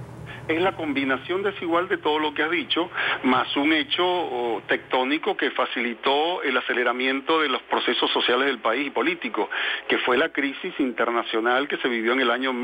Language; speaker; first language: Spanish; native; Spanish